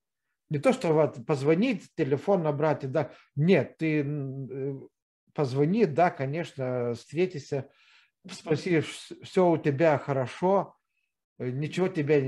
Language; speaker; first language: Russian; non-native, fluent; Lithuanian